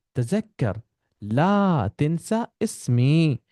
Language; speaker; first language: Arabic; non-native, fluent; Urdu